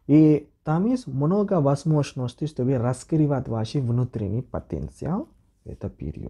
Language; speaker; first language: Russian; non-native, learner; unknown